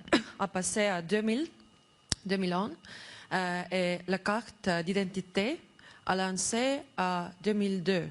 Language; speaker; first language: French; non-native, learner; Estonian